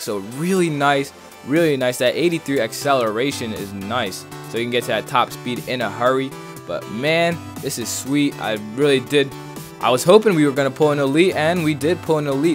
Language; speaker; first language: English; native; English